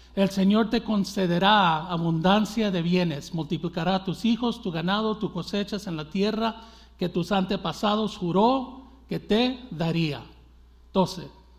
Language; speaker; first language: Spanish; early bilingual, heritage; Spanish